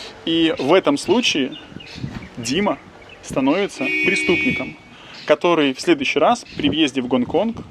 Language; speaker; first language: Russian; native; Russian